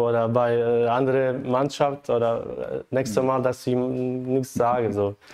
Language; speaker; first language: German; native; German